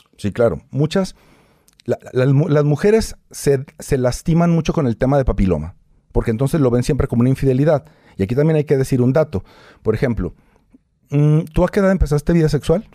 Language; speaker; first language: Spanish; native; Spanish